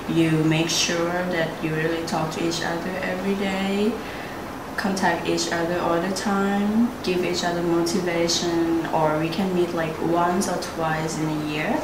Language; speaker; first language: English; non-native, fluent; Thai